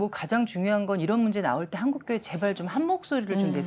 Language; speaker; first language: Korean; native; Korean